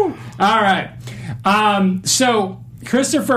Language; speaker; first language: English; native; English